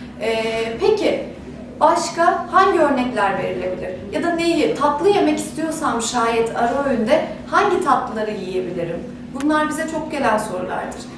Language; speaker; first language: Turkish; native; Turkish